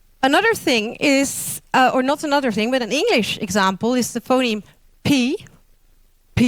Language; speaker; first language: English; non-native, fluent; Dutch